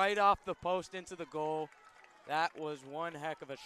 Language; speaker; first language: English; native; English